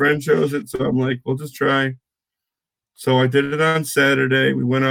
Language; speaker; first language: English; native; English